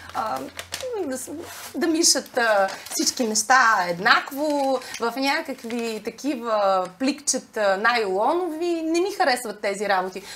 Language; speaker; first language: Bulgarian; native; Bulgarian